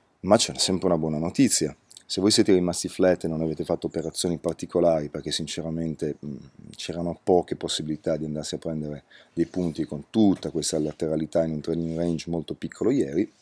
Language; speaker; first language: Italian; native; Italian